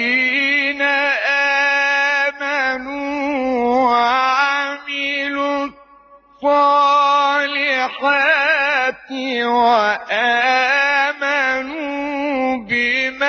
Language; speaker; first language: Arabic; native; Arabic